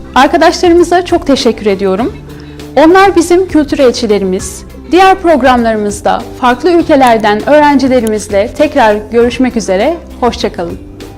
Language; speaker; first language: Turkish; native; Turkish